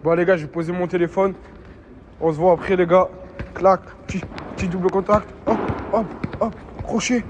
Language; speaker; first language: French; native; French